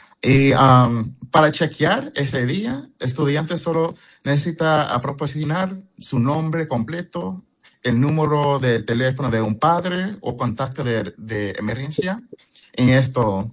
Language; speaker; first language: Spanish; non-native, fluent; English